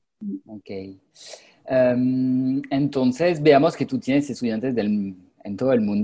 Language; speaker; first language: Spanish; non-native, fluent; French